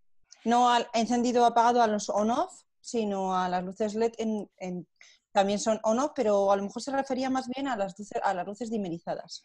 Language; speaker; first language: Spanish; native; Spanish